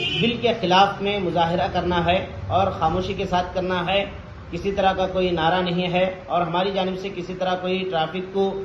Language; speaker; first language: Urdu; native; Urdu